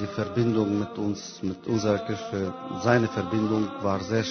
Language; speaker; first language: German; non-native, fluent; Arabic